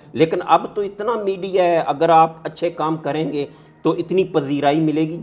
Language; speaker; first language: Urdu; non-native, local second language; Punjabi